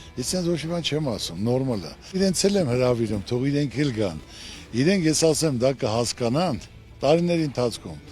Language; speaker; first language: Armenian; native; Armenian